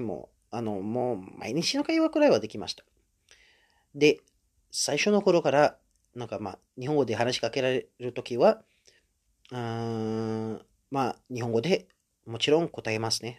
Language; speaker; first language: Japanese; non-native, fluent; Indonesian